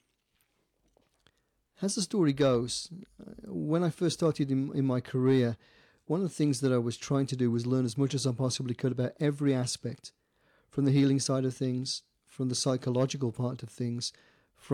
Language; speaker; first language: English; native; English